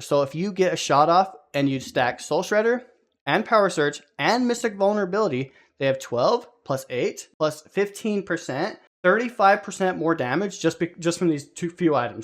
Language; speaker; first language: English; native; English